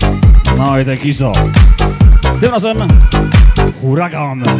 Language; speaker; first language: Polish; native; Polish